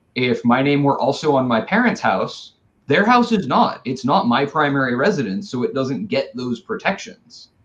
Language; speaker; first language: English; native; English